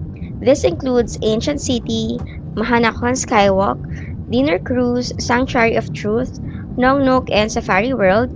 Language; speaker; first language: English; non-native, local second language; Filipino